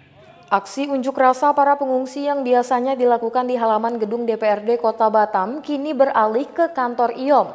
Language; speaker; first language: Indonesian; native; Indonesian